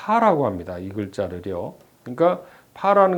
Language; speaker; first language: Korean; native; Korean